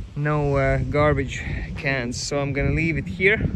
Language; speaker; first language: English; non-native, fluent; Latvian